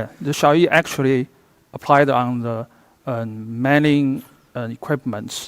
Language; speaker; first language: English; non-native, fluent; Chinese